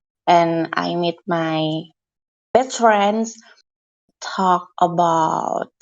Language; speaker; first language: English; non-native, learner; Indonesian